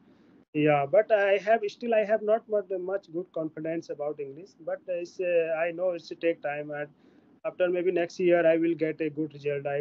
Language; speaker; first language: English; non-native, learner; Hindi